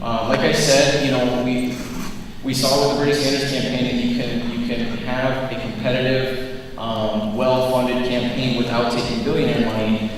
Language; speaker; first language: English; native; English